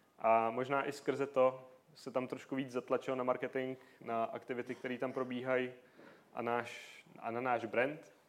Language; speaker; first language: Czech; native; Czech